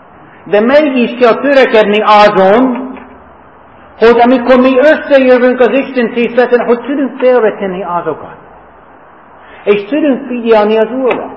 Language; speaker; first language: Hungarian; non-native, fluent; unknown